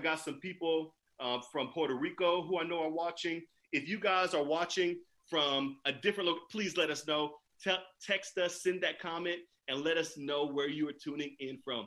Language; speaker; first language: English; native; English